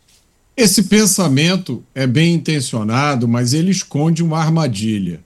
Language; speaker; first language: Portuguese; native; Portuguese